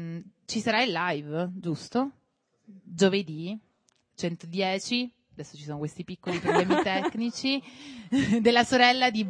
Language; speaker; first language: Italian; native; Italian